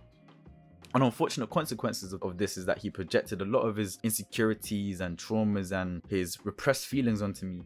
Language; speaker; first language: English; native; English